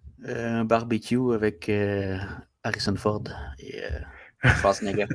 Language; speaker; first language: French; native; French